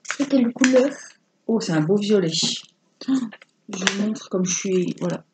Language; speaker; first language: French; native; French